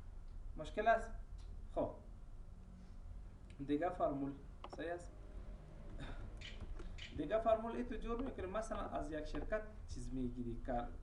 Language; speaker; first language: Persian; non-native, local second language; Pashto